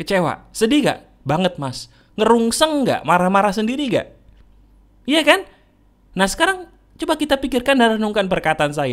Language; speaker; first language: Indonesian; native; Indonesian